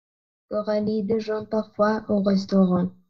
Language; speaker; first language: French; non-native, learner; Spanish